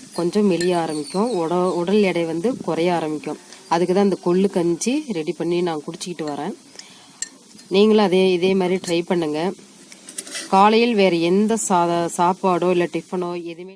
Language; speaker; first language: Tamil; native; Tamil